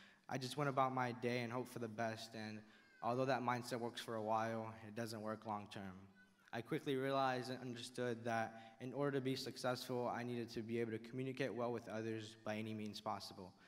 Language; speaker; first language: English; early bilingual, other home language; Spanish